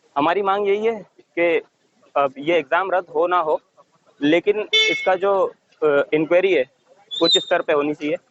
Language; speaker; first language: Hindi; native; Hindi